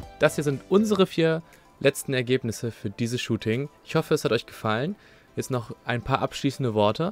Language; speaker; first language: German; native; German